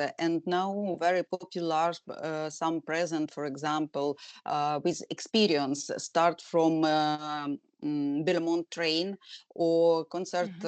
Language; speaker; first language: English; non-native, learner; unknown